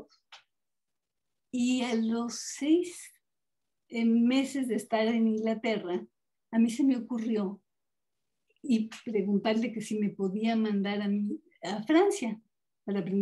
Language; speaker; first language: Spanish; native; Spanish